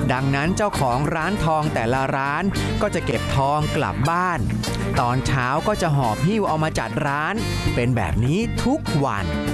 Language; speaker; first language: Thai; native; Thai